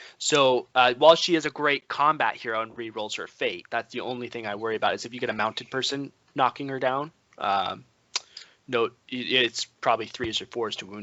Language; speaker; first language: English; native; English